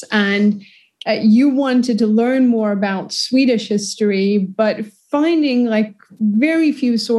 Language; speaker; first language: English; non-native, fluent; Swedish